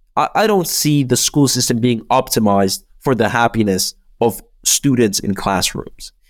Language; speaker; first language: English; non-native, fluent; Czech